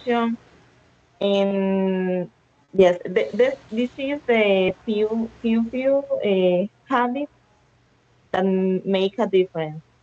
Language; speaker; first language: English; non-native, learner; Spanish